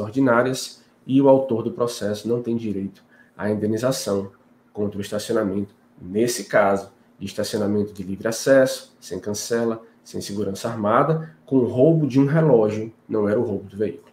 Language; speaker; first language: Portuguese; native; Portuguese